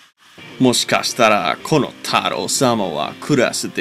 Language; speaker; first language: Japanese; non-native, learner; English